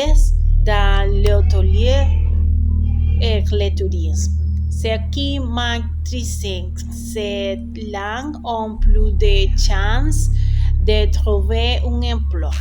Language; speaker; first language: French; non-native, learner; Spanish